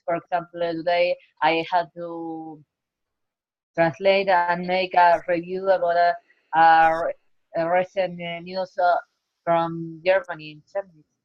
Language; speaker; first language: English; non-native, learner; Spanish